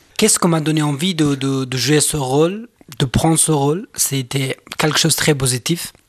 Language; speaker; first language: French; non-native, learner; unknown